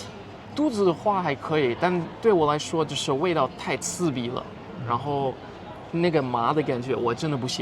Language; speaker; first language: Chinese; non-native, fluent; Dutch